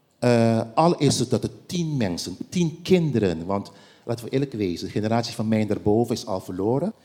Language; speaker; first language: Dutch; non-native, local second language; Papiamento